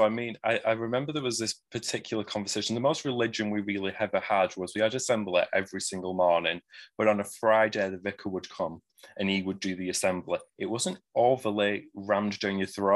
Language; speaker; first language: English; native; English